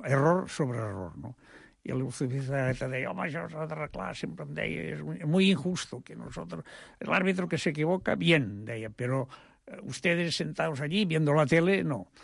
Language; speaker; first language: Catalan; native; Catalan